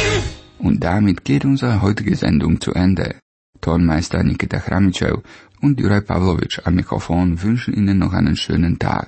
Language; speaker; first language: German; native; German